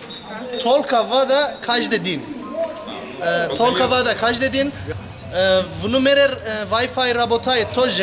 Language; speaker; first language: Russian; non-native, learner; Turkish